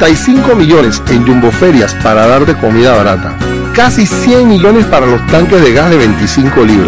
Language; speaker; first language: Spanish; native; Spanish